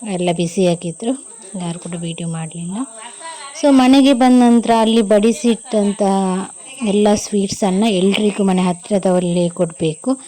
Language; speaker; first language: Kannada; non-native, local second language; Tulu